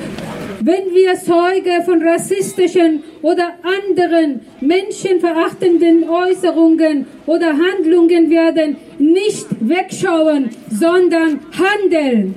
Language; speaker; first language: German; non-native, fluent; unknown